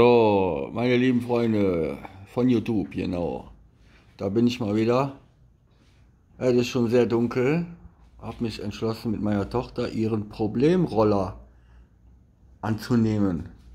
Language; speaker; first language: German; native; German